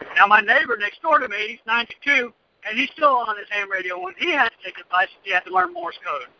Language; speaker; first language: English; native; English